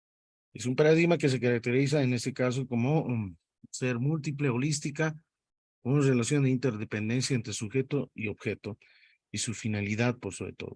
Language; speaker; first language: Spanish; native; Spanish